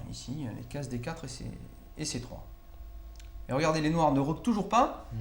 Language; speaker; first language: French; native; French